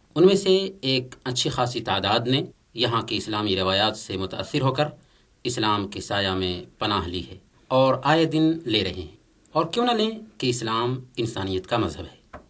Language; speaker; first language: Urdu; native; Urdu